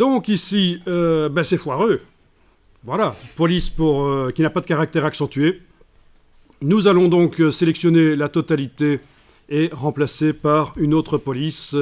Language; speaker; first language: French; native; French